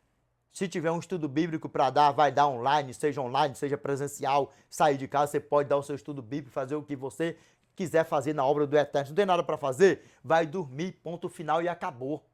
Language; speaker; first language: Portuguese; native; Portuguese